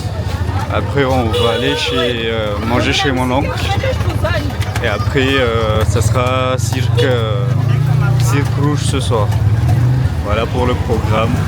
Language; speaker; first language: French; native; French